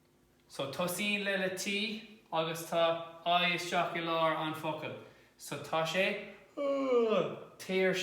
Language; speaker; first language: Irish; non-native, local second language; English